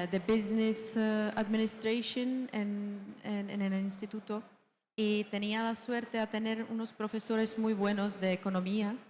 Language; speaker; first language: Spanish; non-native, fluent; Czech